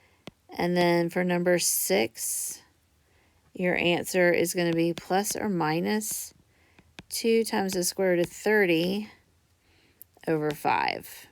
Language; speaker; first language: English; native; English